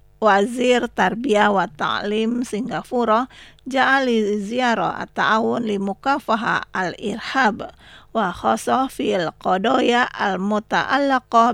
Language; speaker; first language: Arabic; non-native, learner; Indonesian